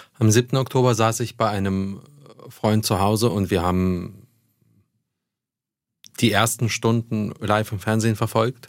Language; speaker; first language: German; early bilingual, other home language; Russian